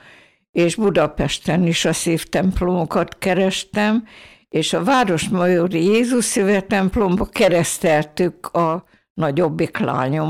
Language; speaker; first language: Hungarian; native; Hungarian